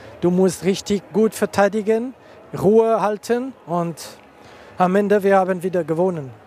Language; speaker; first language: German; non-native, local second language; French